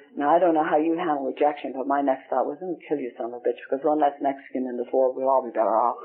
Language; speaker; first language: English; native; English